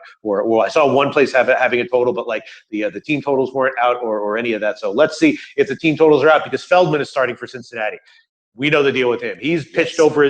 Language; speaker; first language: English; native; English